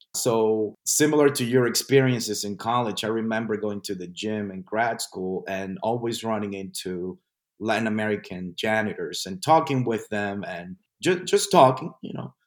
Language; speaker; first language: English; non-native, fluent; Spanish